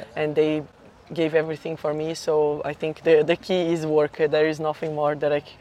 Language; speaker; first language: English; non-native, fluent; Portuguese